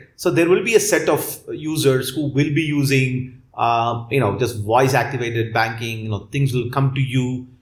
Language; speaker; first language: English; non-native, local second language; Tamil